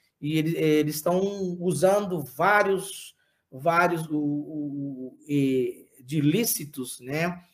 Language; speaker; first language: Portuguese; non-native, local second language; Yanomámi